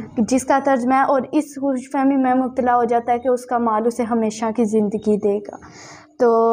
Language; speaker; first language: Urdu; native; Urdu